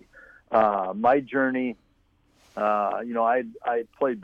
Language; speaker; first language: English; native; English